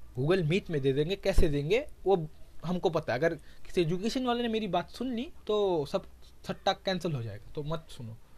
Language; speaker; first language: Hindi; non-native, local second language; Bangla